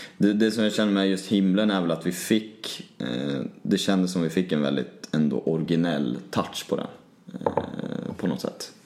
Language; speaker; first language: Swedish; native; Swedish